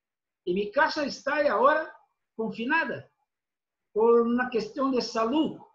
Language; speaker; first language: Spanish; non-native, fluent; Portuguese